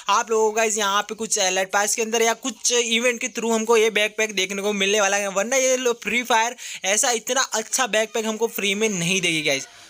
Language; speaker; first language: Hindi; non-native, local second language; Gujarati